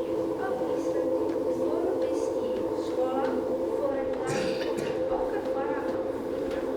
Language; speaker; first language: Icelandic; non-native, learner; Ukrainian